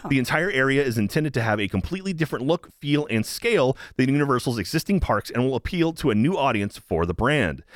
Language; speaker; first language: English; native; English